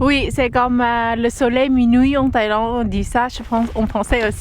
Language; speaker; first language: French; non-native, learner; Thai